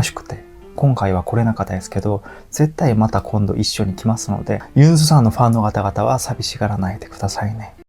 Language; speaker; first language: Japanese; non-native, fluent; Korean